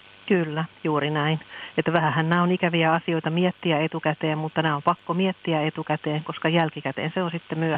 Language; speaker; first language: Finnish; native; Finnish